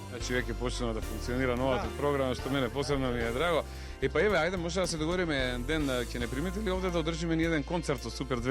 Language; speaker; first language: Macedonian; native; Macedonian